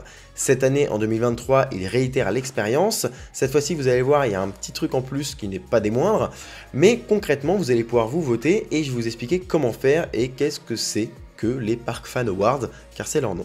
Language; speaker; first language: French; native; French